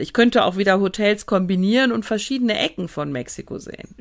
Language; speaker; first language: German; native; German